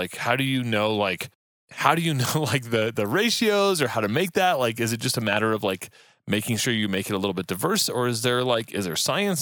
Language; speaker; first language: English; native; English